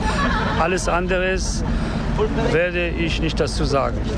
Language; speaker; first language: German; non-native, learner; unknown